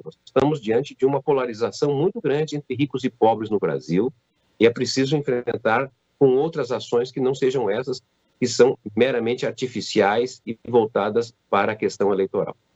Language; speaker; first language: Portuguese; native; Portuguese